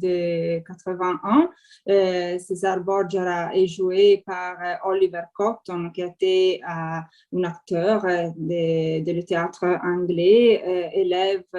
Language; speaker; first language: French; non-native, fluent; Italian